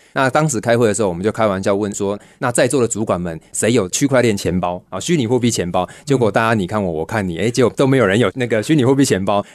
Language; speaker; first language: Chinese; native; Chinese